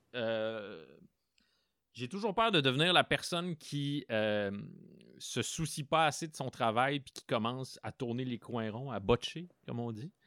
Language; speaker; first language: French; native; French